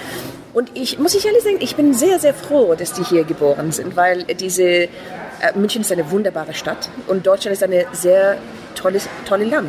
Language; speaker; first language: German; non-native, fluent; Persian